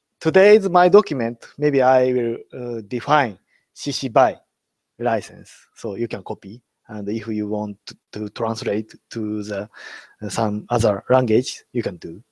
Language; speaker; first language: English; non-native, learner; Japanese